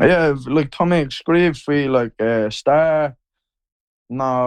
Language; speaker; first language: Irish; non-native, learner; English